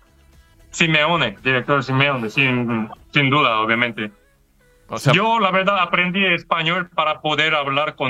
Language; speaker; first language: Spanish; non-native, fluent; Korean